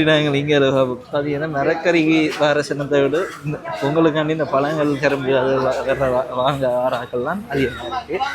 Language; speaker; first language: Tamil; native; Tamil